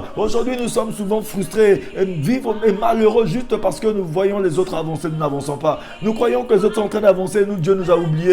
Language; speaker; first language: French; non-native, local second language; Lingala